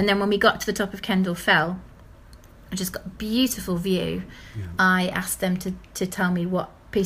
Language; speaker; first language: English; native; English